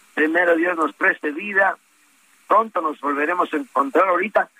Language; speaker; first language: Spanish; native; Spanish